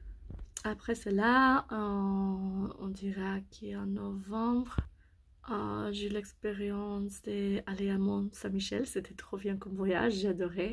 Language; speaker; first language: French; non-native, learner; English